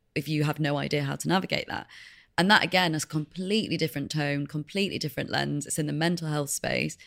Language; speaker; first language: English; native; English